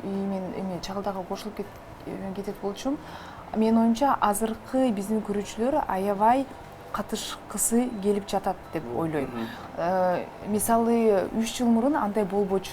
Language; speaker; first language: Kyrgyz; non-native, local second language; Russian